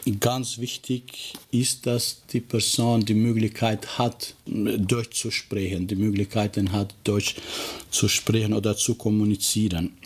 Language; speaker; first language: German; non-native, fluent; Albanian